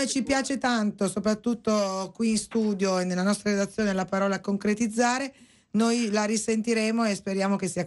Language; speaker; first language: Italian; native; Italian